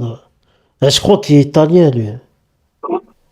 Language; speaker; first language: French; native; French